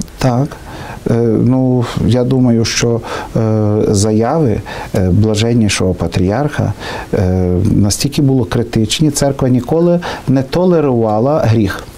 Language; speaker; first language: Ukrainian; native; Ukrainian